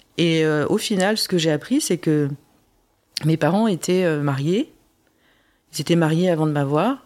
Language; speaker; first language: French; early bilingual, other home language; Korean